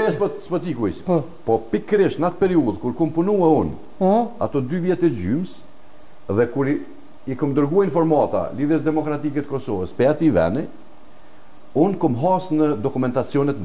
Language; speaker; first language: Albanian; native; Albanian